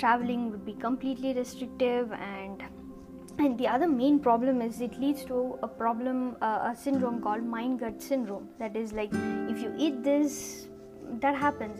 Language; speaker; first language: English; non-native, local second language; Tamil